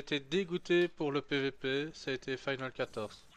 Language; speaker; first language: French; native; French